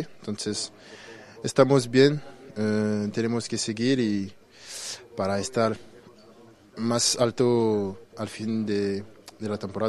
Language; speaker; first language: Spanish; non-native, fluent; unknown